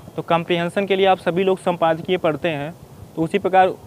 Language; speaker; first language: Hindi; native; Hindi